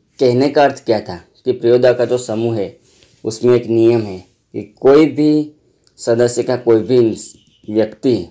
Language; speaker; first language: Hindi; non-native, local second language; Gujarati